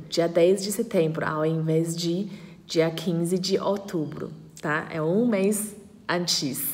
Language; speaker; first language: Portuguese; non-native, fluent; Chinese